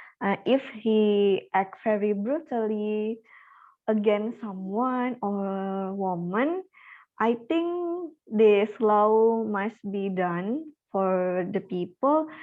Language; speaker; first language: English; non-native, learner; Indonesian